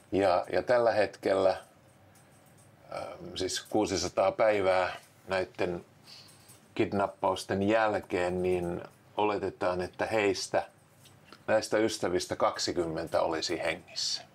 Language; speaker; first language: Finnish; native; Finnish